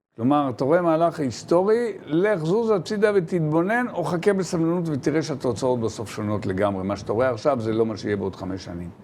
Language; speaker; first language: Hebrew; native; Hebrew